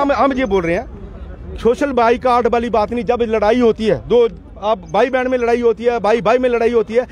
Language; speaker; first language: Hindi; native; Hindi